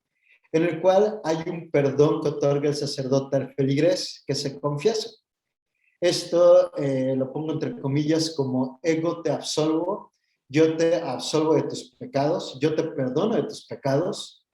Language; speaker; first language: Spanish; native; Spanish